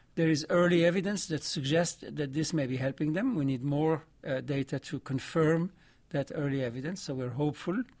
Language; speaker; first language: English; non-native, fluent; French